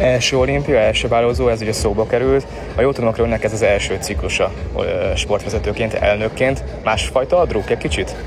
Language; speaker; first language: Hungarian; native; Hungarian